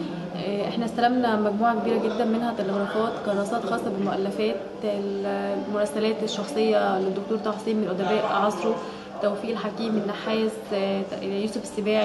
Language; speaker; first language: Arabic; native; Arabic